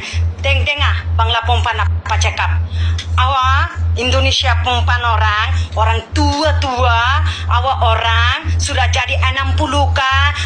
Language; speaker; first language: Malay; non-native, learner; Bangla